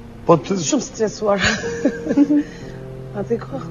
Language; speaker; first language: Albanian; non-native, learner; Turkish